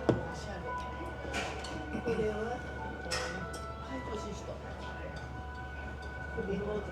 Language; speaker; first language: Japanese; native; Japanese